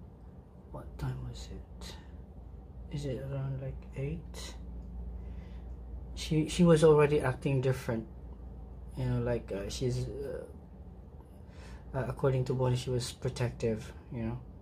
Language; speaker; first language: English; non-native, local second language; Filipino